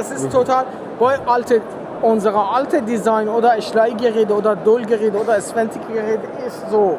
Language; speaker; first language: German; non-native, learner; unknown